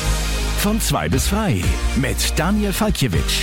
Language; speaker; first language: German; native; German